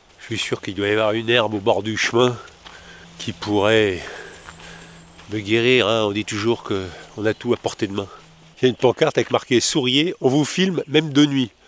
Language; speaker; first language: French; native; French